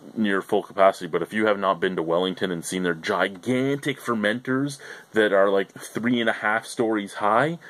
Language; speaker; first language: English; native; English